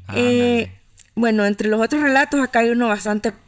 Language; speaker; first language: Spanish; native; Spanish